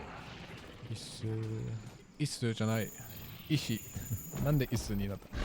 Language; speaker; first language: Japanese; non-native, learner; German